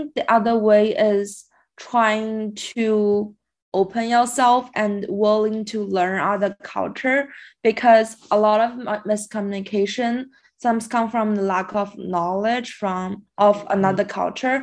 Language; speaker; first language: English; non-native, fluent; Chinese